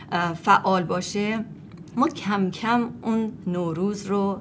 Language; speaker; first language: Persian; native; Persian